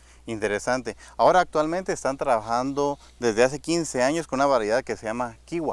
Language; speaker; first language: Spanish; native; Spanish